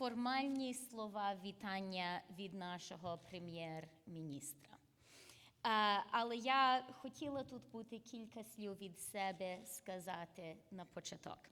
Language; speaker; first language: Ukrainian; early bilingual, heritage; English